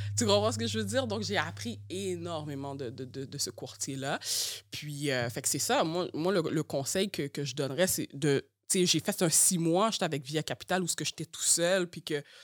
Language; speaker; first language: French; early bilingual, other home language; Haitian Creole